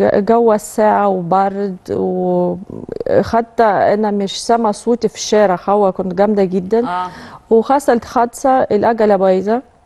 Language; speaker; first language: Arabic; non-native, learner; Russian